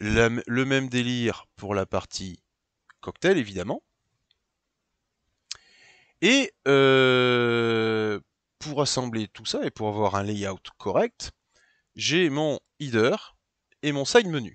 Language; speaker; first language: French; native; French